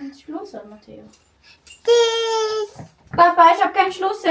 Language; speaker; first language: German; non-native, fluent; Filipino